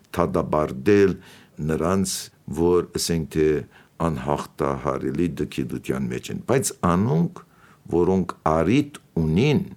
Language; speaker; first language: Armenian; native; Armenian